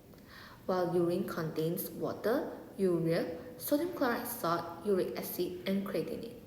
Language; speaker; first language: English; non-native, local second language; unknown